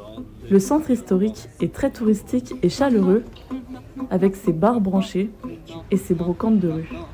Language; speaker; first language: French; native; French